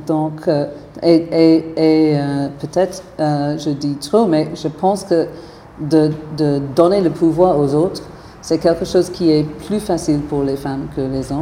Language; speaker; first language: French; non-native, fluent; English